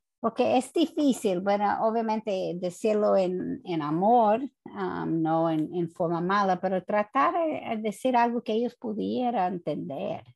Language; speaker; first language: Spanish; non-native, fluent; English